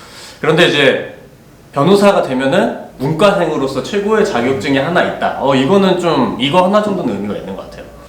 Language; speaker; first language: Korean; native; Korean